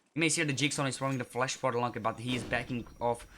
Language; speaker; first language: English; non-native, fluent; Czech